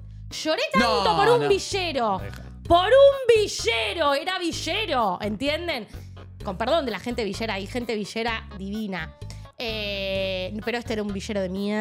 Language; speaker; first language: Spanish; native; Spanish